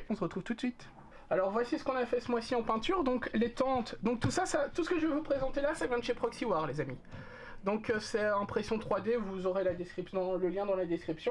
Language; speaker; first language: French; native; French